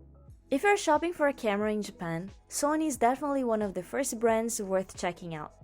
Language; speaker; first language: English; native; English